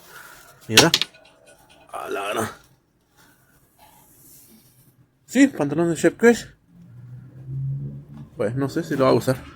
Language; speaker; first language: Spanish; non-native, local second language; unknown